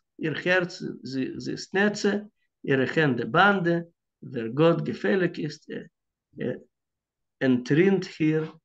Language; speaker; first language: German; non-native, fluent; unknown